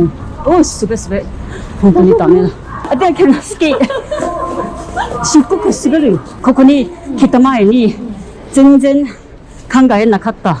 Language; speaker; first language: Japanese; non-native, learner; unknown